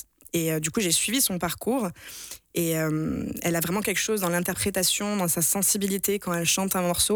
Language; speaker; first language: French; native; French